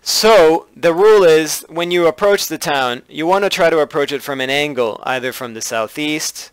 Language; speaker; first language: English; native; English